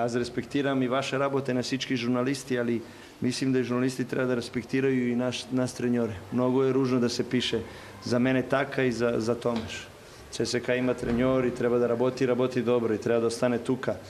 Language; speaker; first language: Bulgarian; non-native, learner; Serbian